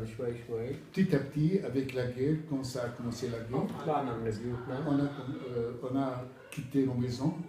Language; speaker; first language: French; non-native, fluent; Arabic